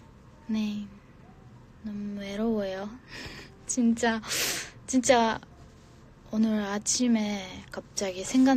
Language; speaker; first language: Korean; non-native, fluent; Japanese